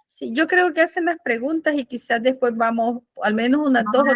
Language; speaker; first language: Spanish; native; Spanish